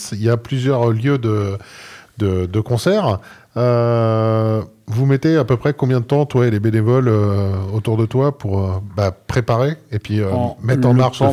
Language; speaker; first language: French; native; French